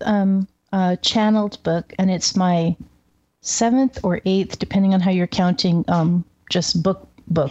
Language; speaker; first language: English; native; English